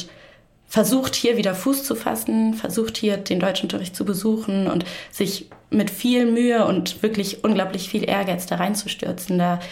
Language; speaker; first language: German; native; German